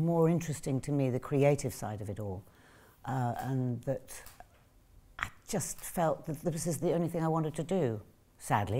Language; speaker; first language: English; native; English